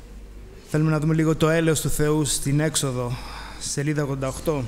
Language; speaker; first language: Greek; native; Greek